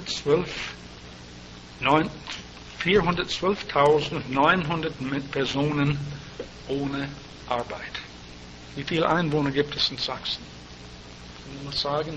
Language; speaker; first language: German; native; German